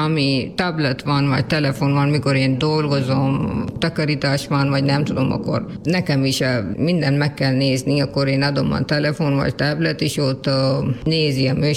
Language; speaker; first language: Hungarian; non-native, learner; Urdu